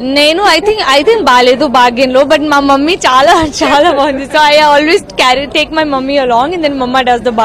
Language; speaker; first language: Telugu; non-native, learner; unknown